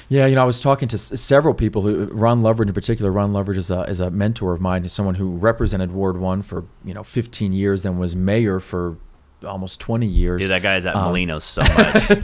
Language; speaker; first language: English; native; English